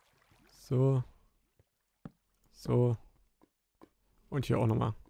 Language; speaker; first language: German; native; German